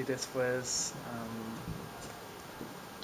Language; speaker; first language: Spanish; non-native, learner; English